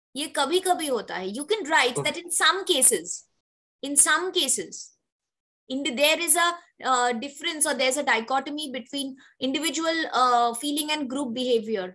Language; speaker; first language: Hindi; native; Hindi